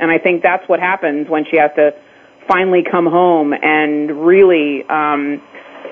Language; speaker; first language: English; native; English